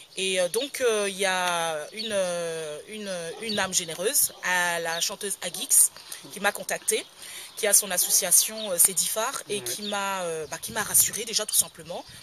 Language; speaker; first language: French; native; French